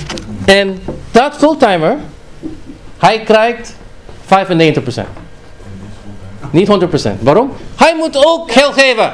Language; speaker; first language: Dutch; non-native, fluent; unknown